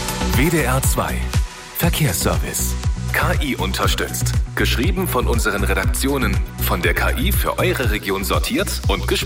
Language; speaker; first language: German; native; German